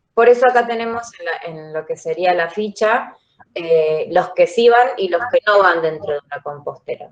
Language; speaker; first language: Spanish; native; Spanish